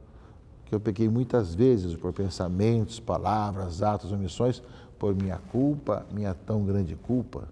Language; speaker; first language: Portuguese; native; Portuguese